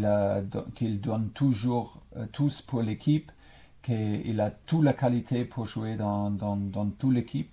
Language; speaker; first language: French; non-native, fluent; German